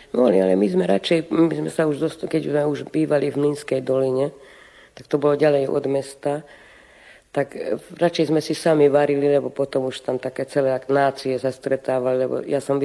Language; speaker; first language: Slovak; early bilingual, heritage; Slovak